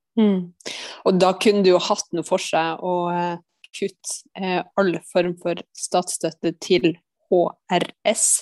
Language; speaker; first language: Norwegian; native; Norwegian